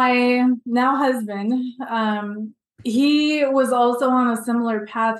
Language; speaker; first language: English; native; English